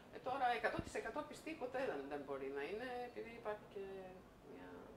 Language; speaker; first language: Greek; non-native, fluent; Croatian